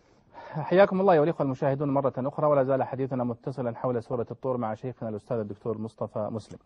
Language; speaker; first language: Arabic; native; Arabic